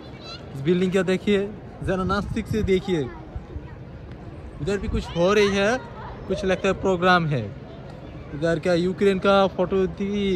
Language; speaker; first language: Hindi; non-native, learner; Bangla